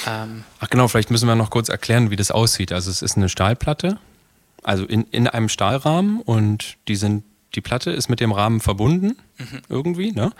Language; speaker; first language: German; native; German